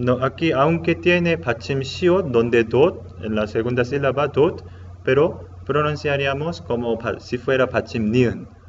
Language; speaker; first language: Spanish; non-native, learner; Korean